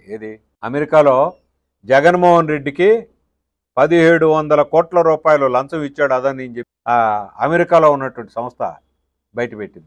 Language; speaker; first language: Telugu; native; Telugu